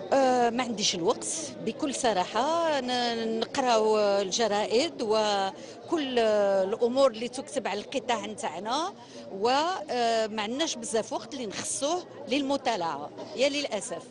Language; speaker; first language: Arabic; native; Arabic